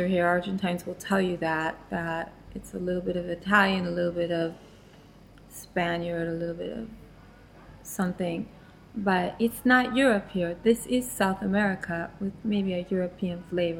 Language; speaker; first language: English; native; English